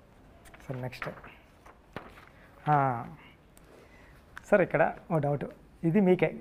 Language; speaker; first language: Telugu; native; Telugu